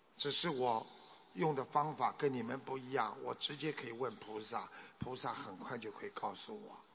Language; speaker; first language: Chinese; native; Chinese